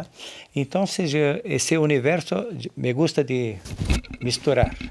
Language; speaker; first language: Spanish; non-native, learner; Portuguese